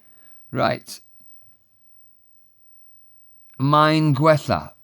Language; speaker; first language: Welsh; non-native, fluent; English